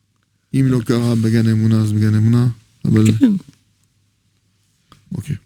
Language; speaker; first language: Hebrew; non-native, fluent; French